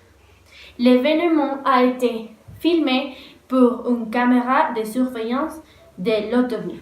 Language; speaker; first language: French; non-native, learner; Spanish